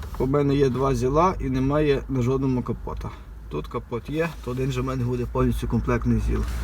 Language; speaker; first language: Ukrainian; native; Ukrainian